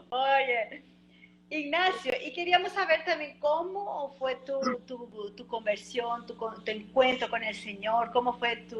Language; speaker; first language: Spanish; non-native, fluent; Portuguese